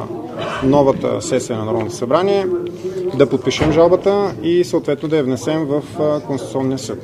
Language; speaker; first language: Bulgarian; native; Bulgarian